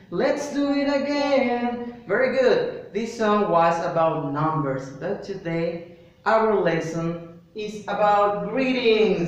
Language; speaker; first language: English; non-native, fluent; Spanish